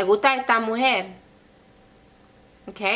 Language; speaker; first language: Spanish; non-native, learner; English